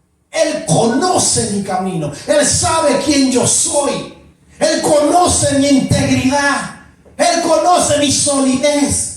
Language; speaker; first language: Spanish; native; Spanish